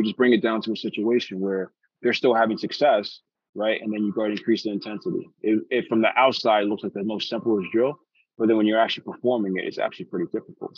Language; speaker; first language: English; native; English